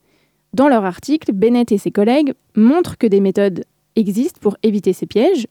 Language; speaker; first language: French; native; French